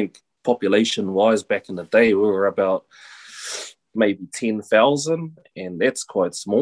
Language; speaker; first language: English; native; English